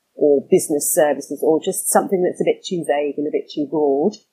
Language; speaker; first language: English; native; English